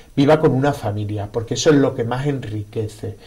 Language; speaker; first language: Spanish; native; Spanish